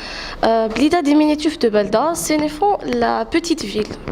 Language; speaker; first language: French; non-native, learner; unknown